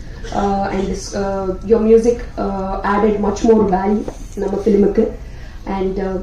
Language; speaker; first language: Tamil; non-native, learner; Telugu